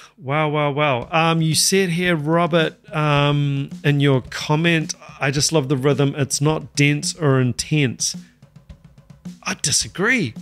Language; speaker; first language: English; native; English